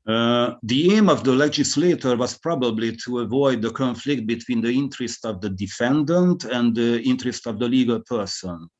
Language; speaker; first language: English; non-native, fluent; Hungarian